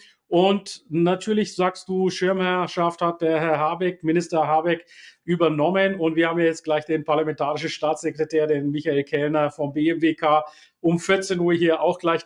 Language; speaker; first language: German; native; German